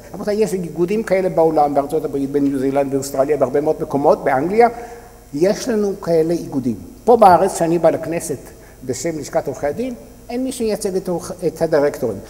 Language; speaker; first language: Hebrew; native; Hebrew